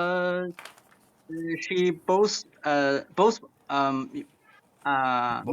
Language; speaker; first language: English; non-native, learner; Chinese